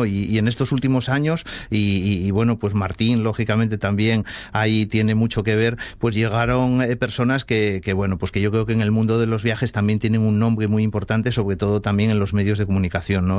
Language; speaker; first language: Spanish; native; Spanish